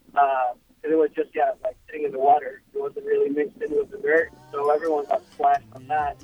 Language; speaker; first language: English; non-native, fluent; Spanish